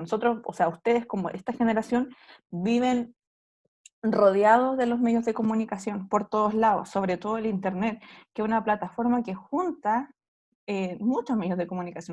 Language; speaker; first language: Spanish; native; Spanish